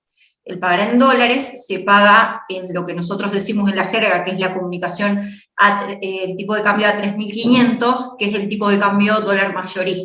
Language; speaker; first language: Spanish; native; Spanish